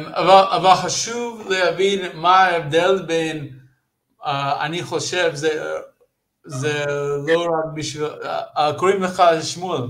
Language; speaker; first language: Hebrew; non-native, fluent; English